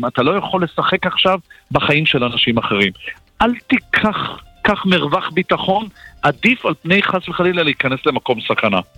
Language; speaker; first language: Hebrew; native; Hebrew